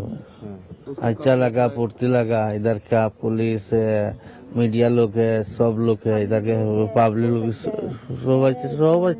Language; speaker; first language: Hindi; non-native, local second language; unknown